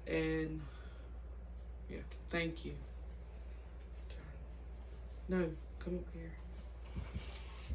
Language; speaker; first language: English; native; English